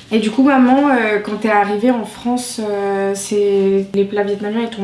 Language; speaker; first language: French; early bilingual, other home language; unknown